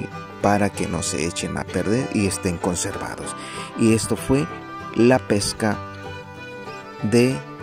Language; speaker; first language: Spanish; native; Spanish